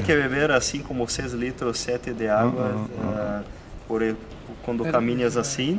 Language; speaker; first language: Spanish; non-native, fluent; Italian